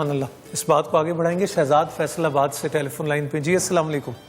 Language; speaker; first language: Urdu; native; Urdu